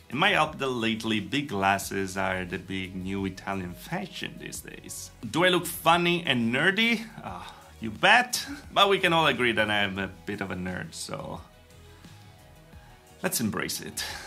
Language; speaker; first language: English; non-native, fluent; Italian